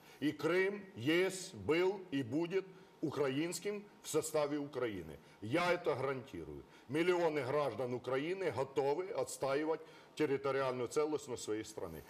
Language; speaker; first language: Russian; non-native, local second language; Ukrainian